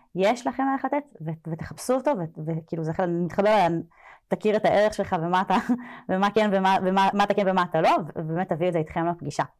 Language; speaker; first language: Hebrew; native; Hebrew